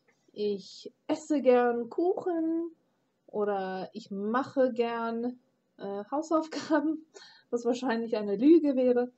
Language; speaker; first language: German; non-native, fluent; English